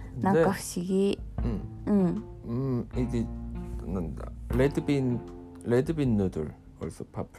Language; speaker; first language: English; non-native, learner; Korean